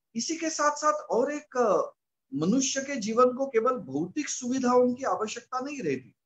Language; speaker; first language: Hindi; non-native, local second language; Marathi